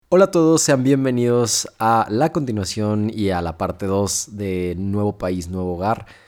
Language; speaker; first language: Spanish; native; Spanish